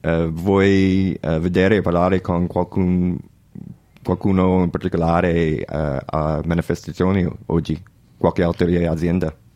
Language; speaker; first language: Italian; non-native, learner; English